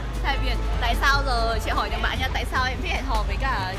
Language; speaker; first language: Vietnamese; native; Vietnamese